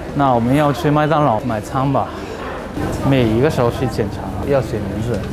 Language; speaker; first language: Chinese; non-native, fluent; Japanese